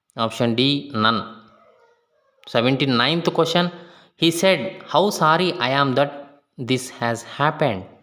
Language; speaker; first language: English; non-native, local second language; Telugu